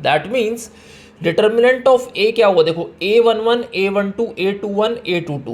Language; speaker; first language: Hindi; native; Hindi